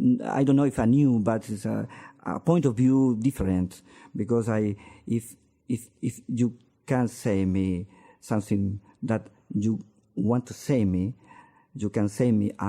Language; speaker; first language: English; non-native, learner; Spanish